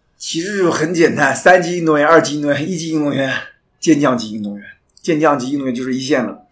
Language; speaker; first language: Chinese; native; Chinese